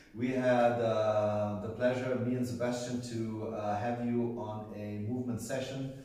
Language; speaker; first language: English; non-native, fluent; German